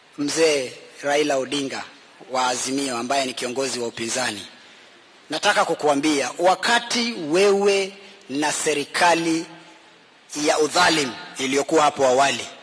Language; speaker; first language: Swahili; native; Swahili